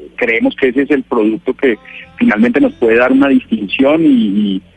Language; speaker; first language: Spanish; native; Spanish